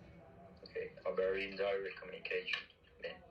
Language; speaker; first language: English; non-native, fluent; Spanish